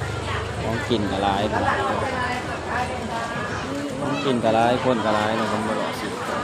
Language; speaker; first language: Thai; non-native, local second language; Northeastern Thai